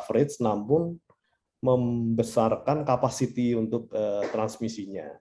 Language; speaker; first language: Indonesian; native; Indonesian